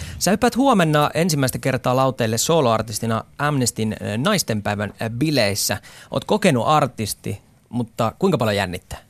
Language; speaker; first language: Finnish; native; Finnish